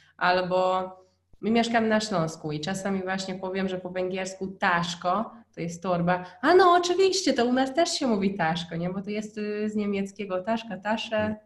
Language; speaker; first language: Polish; non-native, fluent; Hungarian